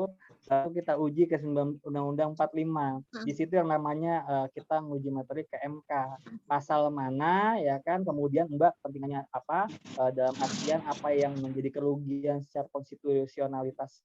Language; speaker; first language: Indonesian; native; Indonesian